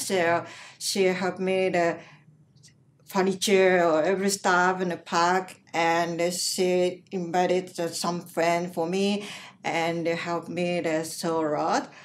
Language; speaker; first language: English; non-native, learner; Japanese